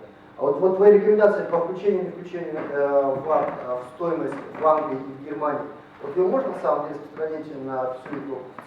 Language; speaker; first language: Russian; native; Russian